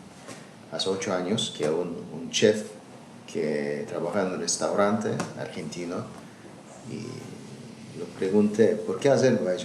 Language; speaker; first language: Spanish; non-native, learner; Azerbaijani